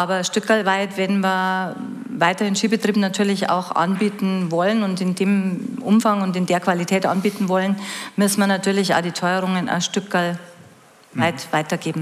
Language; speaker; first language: German; native; German